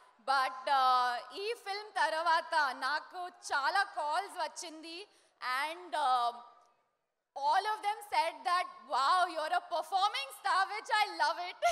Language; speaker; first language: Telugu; non-native, learner; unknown